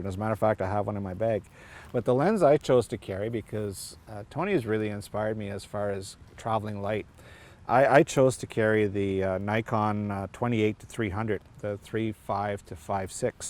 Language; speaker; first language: English; native; English